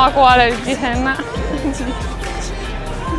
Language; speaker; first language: Indonesian; non-native, fluent; Romanian